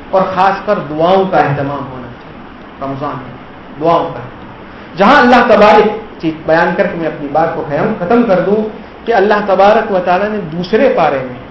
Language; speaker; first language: Urdu; non-native, local second language; Gujarati